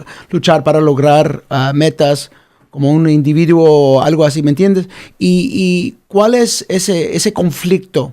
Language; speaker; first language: Spanish; early bilingual, heritage; Spanish